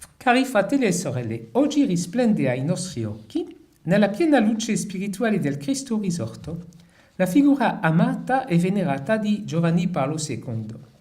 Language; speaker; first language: Italian; non-native, fluent; French